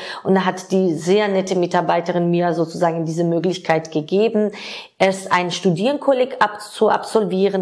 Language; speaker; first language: German; non-native, fluent; Georgian